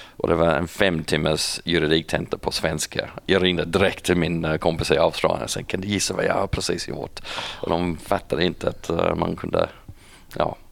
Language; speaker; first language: Swedish; non-native, fluent; English